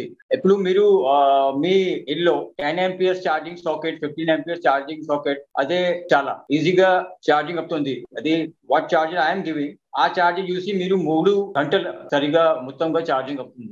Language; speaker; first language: Telugu; non-native, local second language; Hindi